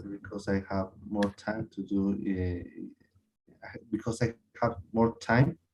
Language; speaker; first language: English; non-native, learner; Spanish